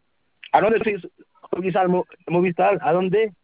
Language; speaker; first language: Spanish; non-native, learner; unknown